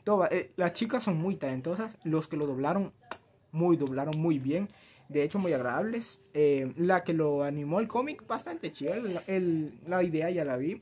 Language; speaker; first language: Spanish; native; Spanish